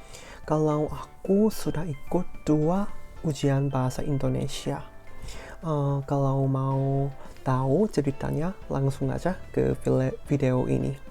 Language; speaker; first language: Indonesian; non-native, fluent; Korean